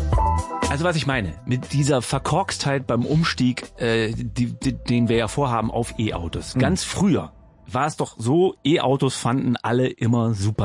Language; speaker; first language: German; native; German